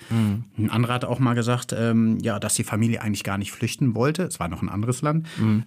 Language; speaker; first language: German; native; German